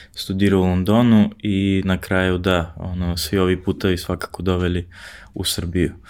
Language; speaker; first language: Serbian; non-native, fluent; English